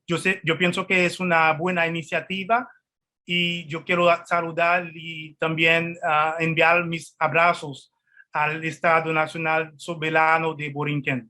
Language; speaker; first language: Spanish; non-native, fluent; Haitian Creole